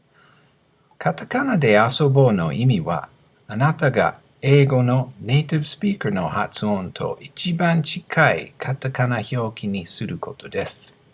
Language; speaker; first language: Japanese; non-native, fluent; English